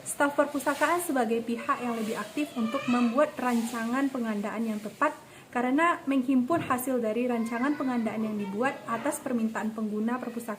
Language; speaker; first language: Indonesian; native; Indonesian